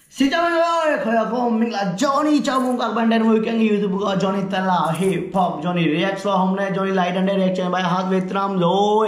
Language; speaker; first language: Vietnamese; non-native, learner; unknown